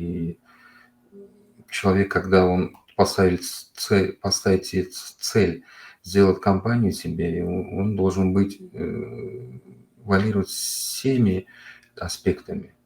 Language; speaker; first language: Russian; non-native, local second language; Uzbek